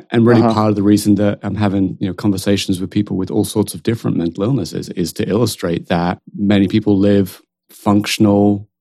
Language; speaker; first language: English; native; English